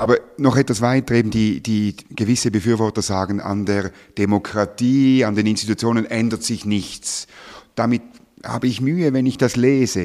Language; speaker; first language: German; native; German